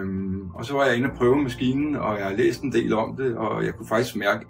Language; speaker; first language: Danish; native; Danish